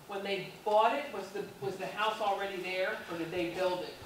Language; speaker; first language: English; native; English